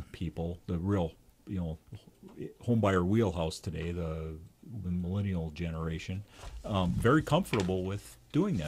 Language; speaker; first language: English; native; English